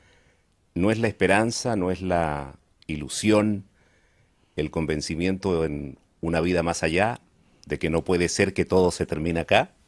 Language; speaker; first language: Spanish; native; Spanish